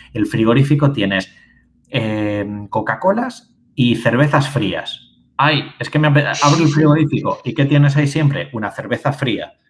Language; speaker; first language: Spanish; native; Spanish